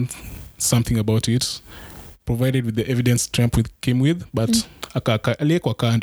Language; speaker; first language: English; non-native, local second language; Luo (Kenya and Tanzania)